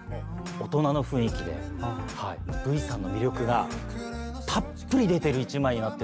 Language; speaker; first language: Japanese; native; Japanese